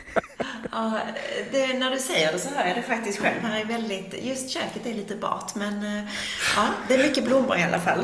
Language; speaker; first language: Swedish; native; Swedish